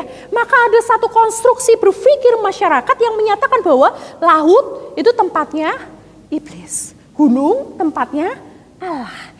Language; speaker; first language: Indonesian; native; Indonesian